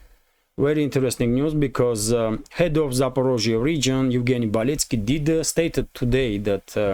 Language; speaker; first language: English; non-native, fluent; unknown